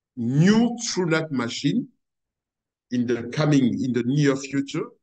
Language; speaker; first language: English; non-native, fluent; French